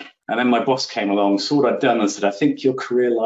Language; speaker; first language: English; native; English